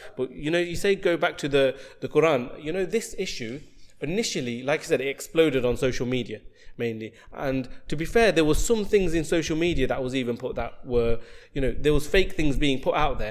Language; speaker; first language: English; native; English